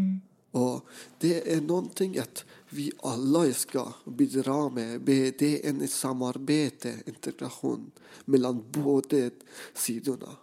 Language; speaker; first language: Swedish; non-native, fluent; Persian